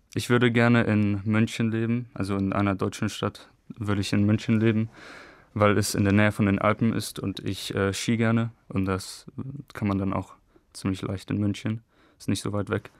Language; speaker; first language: German; early bilingual, other home language; English